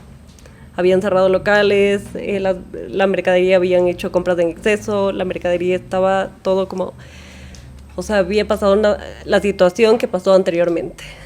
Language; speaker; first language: Spanish; native; Spanish